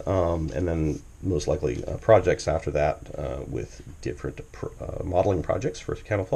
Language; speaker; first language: English; native; English